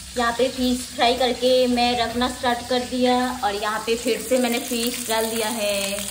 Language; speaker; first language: Hindi; non-native, local second language; Bangla